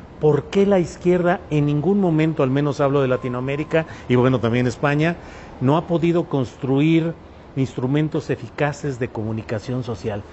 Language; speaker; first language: Spanish; native; Spanish